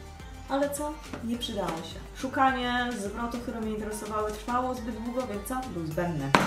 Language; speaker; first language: Polish; native; Polish